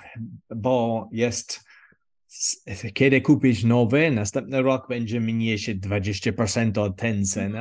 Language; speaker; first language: Polish; non-native, learner; English